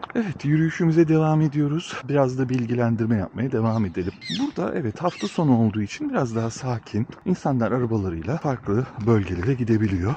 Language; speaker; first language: Turkish; early bilingual, heritage; Turkish